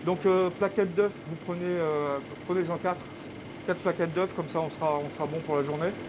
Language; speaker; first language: French; native; French